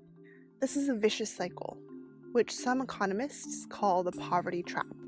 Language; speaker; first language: English; native; English